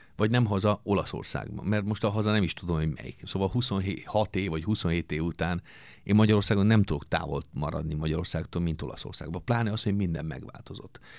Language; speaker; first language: Hungarian; non-native, fluent; Italian